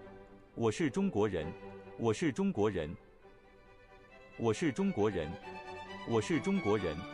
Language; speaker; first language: Chinese; non-native, learner; English